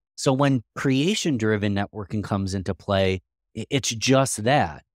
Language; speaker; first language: English; native; English